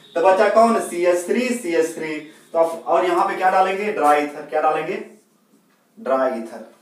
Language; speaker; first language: Hindi; native; Hindi